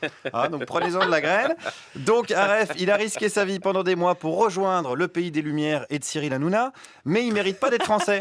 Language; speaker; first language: French; native; French